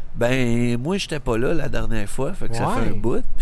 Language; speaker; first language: French; native; French